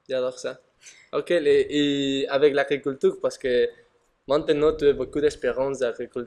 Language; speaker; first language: French; non-native, learner; Spanish